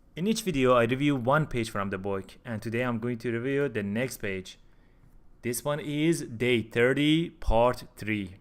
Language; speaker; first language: English; non-native, fluent; Persian